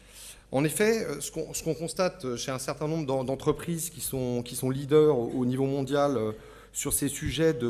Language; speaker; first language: French; native; French